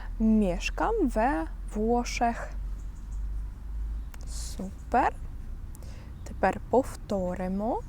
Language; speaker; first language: Polish; non-native, fluent; Ukrainian